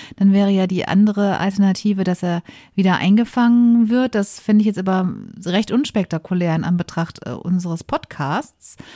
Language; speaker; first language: German; native; German